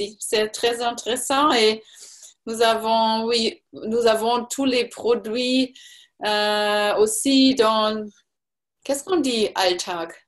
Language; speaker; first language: French; non-native, learner; German